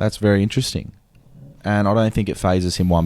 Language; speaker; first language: English; native; English